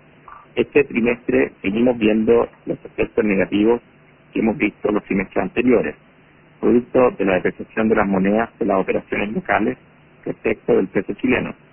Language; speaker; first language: Spanish; native; Spanish